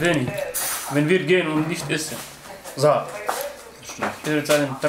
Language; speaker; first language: German; non-native, learner; Arabic